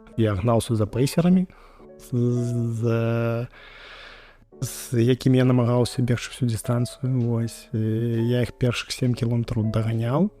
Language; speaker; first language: Belarusian; non-native, local second language; Russian